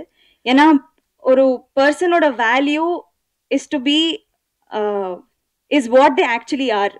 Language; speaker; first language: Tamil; non-native, learner; Telugu